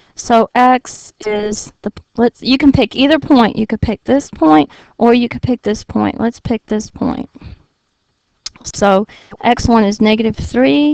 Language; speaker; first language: English; native; English